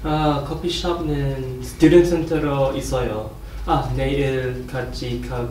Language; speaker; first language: Korean; non-native, learner; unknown